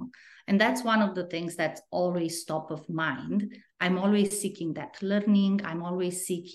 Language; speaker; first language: English; non-native, fluent; Romanian